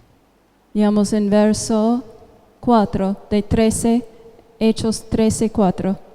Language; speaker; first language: Spanish; non-native, fluent; English